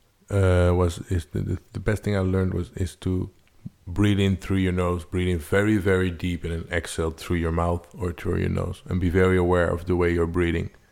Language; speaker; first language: English; non-native, fluent; Dutch